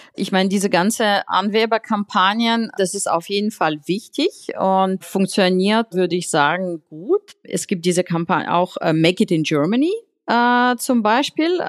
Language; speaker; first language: German; non-native, fluent; Russian